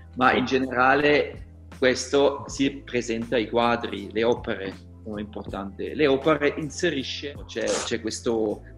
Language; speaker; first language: Italian; non-native, learner; German